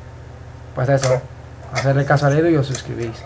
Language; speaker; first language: Spanish; native; Spanish